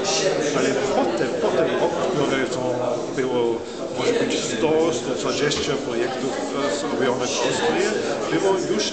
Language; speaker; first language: Polish; non-native, learner; German